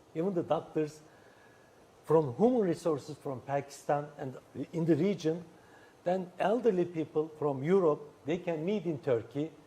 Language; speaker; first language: English; non-native, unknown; Turkish